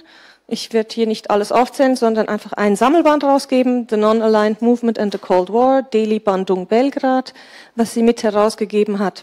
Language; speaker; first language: German; native; German